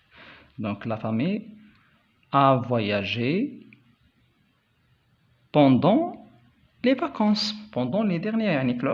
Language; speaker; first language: French; non-native, local second language; Arabic